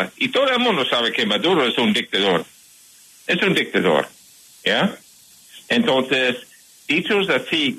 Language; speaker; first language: Spanish; non-native, fluent; English